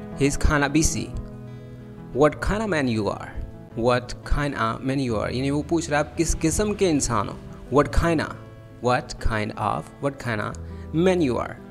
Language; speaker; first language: Urdu; native; Urdu